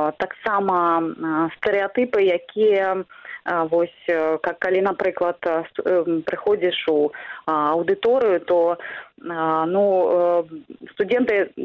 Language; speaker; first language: Belarusian; non-native, local second language; Russian